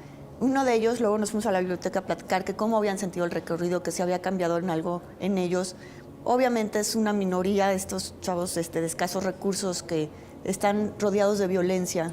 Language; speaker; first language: Spanish; native; Spanish